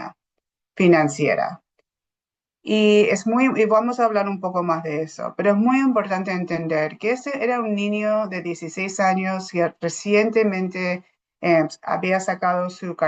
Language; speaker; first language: Spanish; non-native, fluent; English